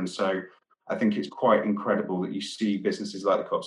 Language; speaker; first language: English; native; English